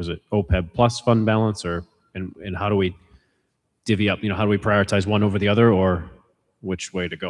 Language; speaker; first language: English; native; English